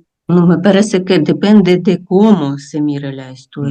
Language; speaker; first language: Spanish; non-native, learner; Russian